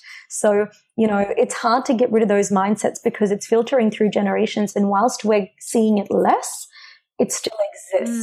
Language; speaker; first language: English; native; English